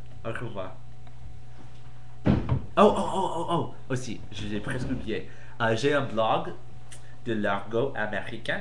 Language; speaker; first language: French; non-native, fluent; English